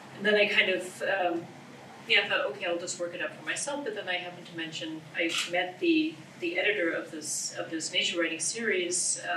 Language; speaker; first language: English; native; English